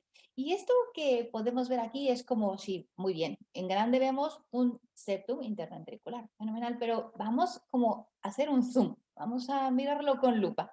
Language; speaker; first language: Spanish; native; Spanish